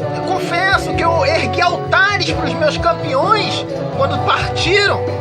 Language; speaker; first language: Portuguese; early bilingual, other home language; Japanese